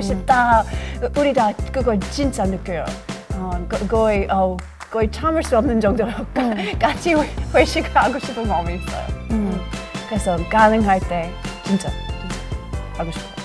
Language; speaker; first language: Korean; non-native, learner; English